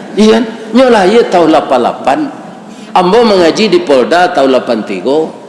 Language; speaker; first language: Malay; non-native, local second language; Minangkabau